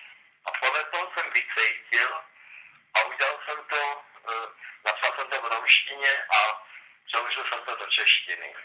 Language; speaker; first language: Czech; non-native, local second language; Romany